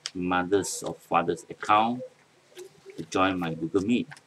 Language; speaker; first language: English; non-native, local second language; Malay